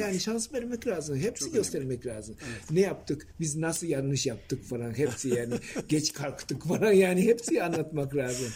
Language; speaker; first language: Turkish; non-native, fluent; Japanese